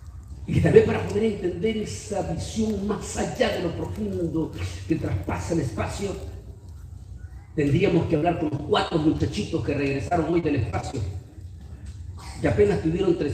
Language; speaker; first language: Spanish; native; Spanish